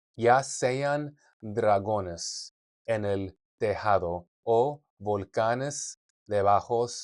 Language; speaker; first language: Spanish; non-native, learner; English